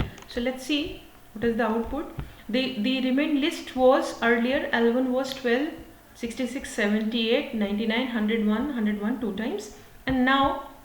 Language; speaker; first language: English; non-native, local second language; Hindi